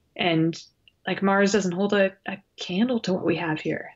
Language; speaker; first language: English; native; English